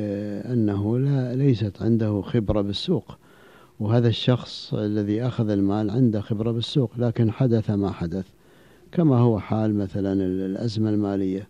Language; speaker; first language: Arabic; native; Arabic